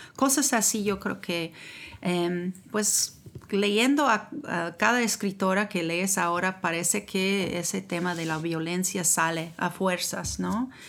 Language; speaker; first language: Spanish; non-native, fluent; English